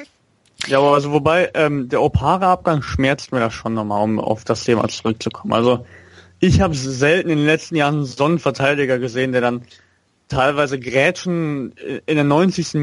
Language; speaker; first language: German; native; German